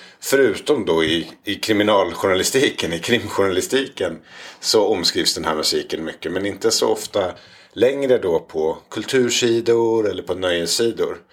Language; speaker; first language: Swedish; native; Swedish